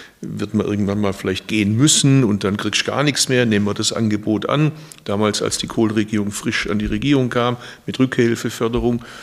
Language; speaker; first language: German; early bilingual, other home language; Turkish